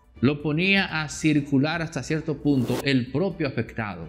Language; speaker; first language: Spanish; native; Spanish